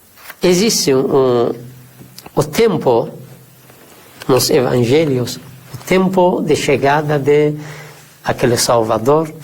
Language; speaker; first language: Portuguese; non-native, fluent; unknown